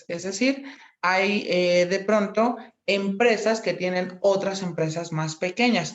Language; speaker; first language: Spanish; native; Spanish